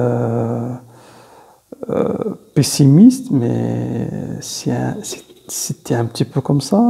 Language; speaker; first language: French; non-native, fluent; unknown